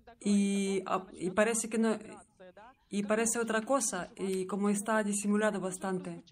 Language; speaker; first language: Spanish; non-native, learner; Russian